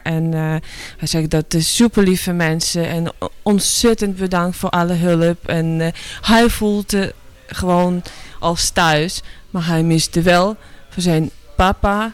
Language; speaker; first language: Dutch; non-native, learner; Ukrainian